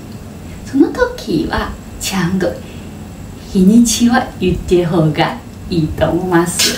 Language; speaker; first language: Japanese; non-native, learner; Chinese